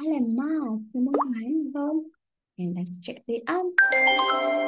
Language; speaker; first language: English; non-native, fluent; Vietnamese